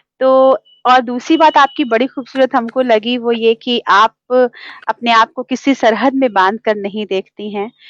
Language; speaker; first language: Hindi; native; Hindi